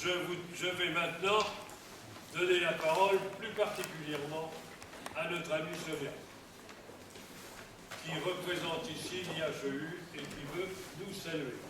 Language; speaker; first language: French; native; French